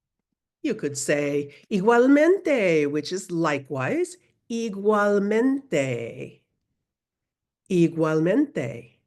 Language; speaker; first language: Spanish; non-native, fluent; English